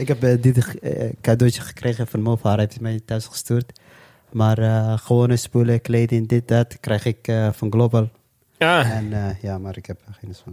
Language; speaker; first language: Dutch; non-native, local second language; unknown